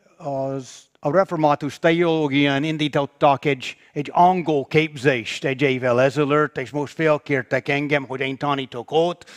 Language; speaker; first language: Hungarian; non-native, fluent; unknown